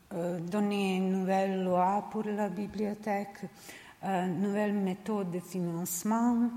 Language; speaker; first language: French; non-native, learner; Serbian